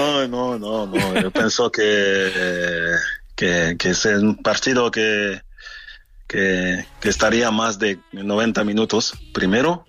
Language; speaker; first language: Spanish; non-native, learner; French